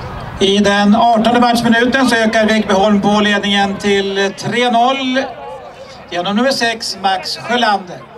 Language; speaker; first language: Swedish; native; Swedish